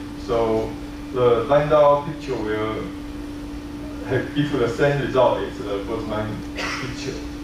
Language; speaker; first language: English; non-native, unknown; Chinese